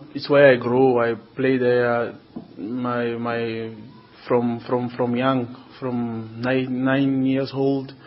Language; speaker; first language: English; non-native, learner; Portuguese